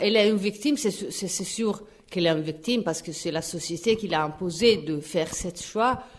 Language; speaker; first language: French; non-native, fluent; Italian